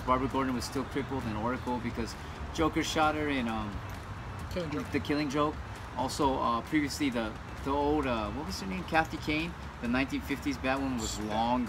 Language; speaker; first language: English; native; English